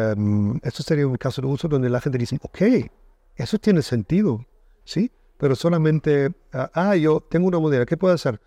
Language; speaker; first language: Spanish; non-native, fluent; German